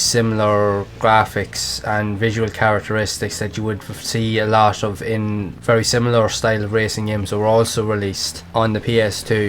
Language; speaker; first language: English; native; English